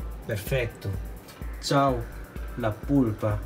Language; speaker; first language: Spanish; non-native, fluent; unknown